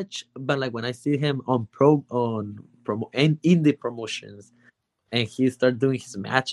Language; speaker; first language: English; non-native, fluent; Spanish